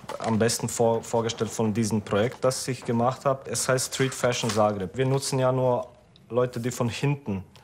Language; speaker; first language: German; non-native, learner; Croatian